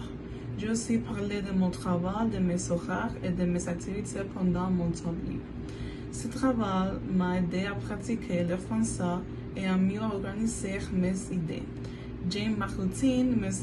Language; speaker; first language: French; non-native, learner; Spanish